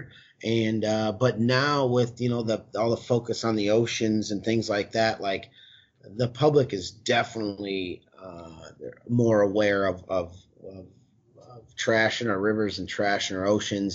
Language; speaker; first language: English; native; English